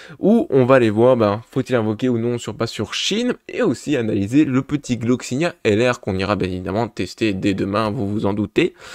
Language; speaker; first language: French; native; French